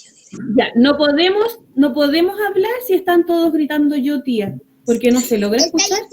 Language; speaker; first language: Spanish; native; Spanish